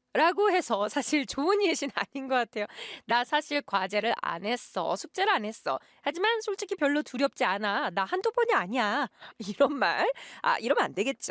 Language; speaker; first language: Korean; native; Korean